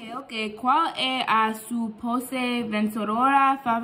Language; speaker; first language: Portuguese; non-native, learner; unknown